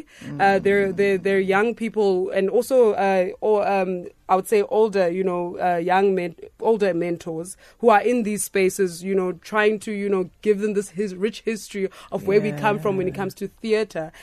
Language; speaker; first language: English; non-native, local second language; Xhosa